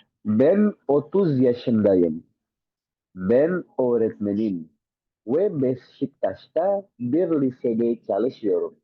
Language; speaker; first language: Turkish; non-native, fluent; Indonesian